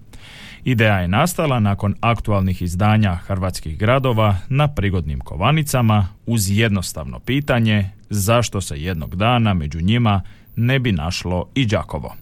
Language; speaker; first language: Serbian; native; Serbian